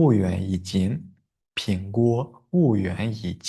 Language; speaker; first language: Chinese; non-native, fluent; Uzbek